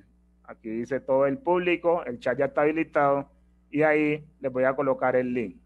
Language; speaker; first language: Spanish; native; Spanish